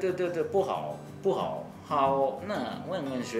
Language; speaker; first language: Chinese; non-native, learner; Japanese